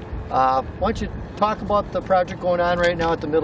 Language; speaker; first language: English; native; English